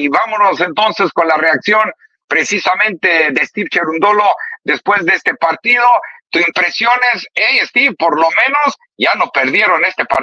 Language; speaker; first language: Spanish; native; Spanish